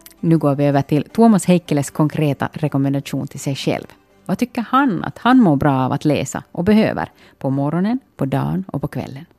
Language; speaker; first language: Swedish; native; Swedish